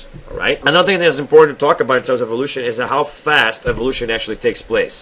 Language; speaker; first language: English; non-native, fluent; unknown